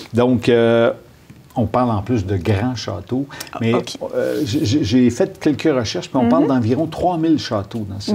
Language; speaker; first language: French; native; French